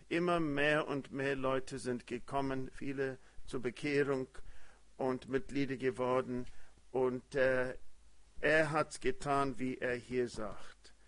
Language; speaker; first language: German; early bilingual, heritage; German